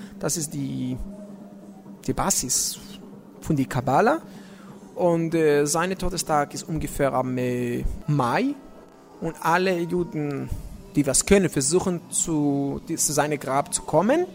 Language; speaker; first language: German; non-native, learner; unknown